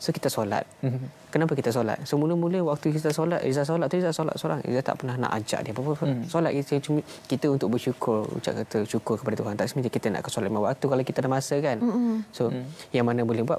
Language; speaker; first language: Malay; native; Malay